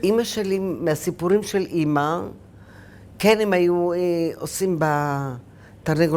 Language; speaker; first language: Hebrew; early bilingual, other home language; Arabic